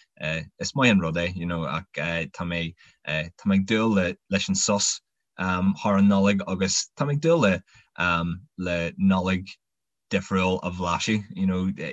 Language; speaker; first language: Irish; non-native, local second language; English